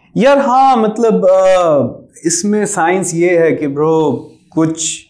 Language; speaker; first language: Urdu; native; Urdu